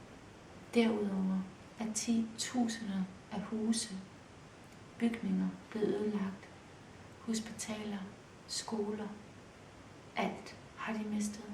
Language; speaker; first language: Danish; early bilingual, other home language; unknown